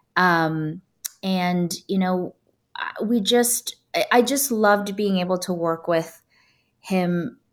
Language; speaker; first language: English; native; English